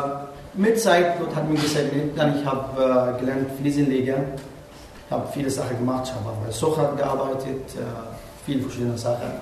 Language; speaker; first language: German; non-native, learner; Arabic